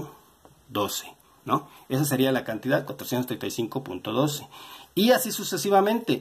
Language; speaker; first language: Spanish; native; Spanish